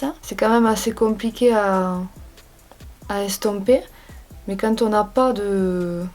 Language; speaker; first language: French; native; French